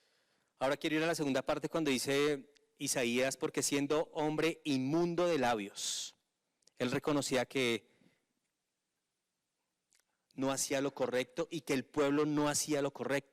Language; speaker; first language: Spanish; native; Spanish